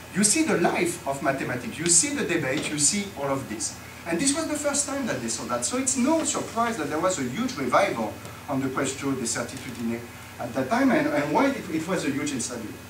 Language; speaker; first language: English; non-native, fluent; French